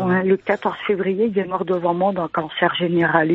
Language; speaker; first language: French; native; French